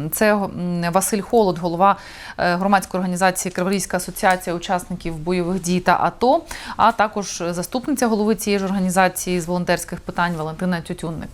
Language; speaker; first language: Ukrainian; native; Ukrainian